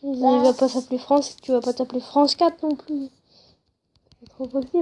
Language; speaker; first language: French; native; French